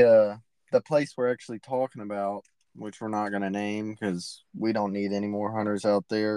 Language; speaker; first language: English; native; English